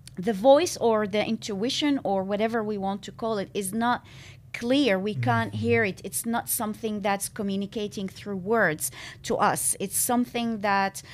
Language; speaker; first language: English; non-native, fluent; Arabic